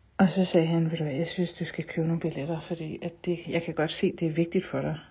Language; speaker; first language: Danish; native; Danish